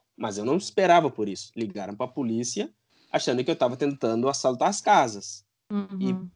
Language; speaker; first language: Portuguese; non-native, local second language; Upper Guinea Crioulo